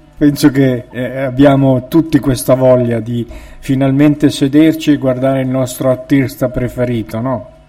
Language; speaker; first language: Italian; native; Italian